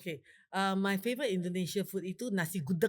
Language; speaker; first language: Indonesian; non-native, fluent; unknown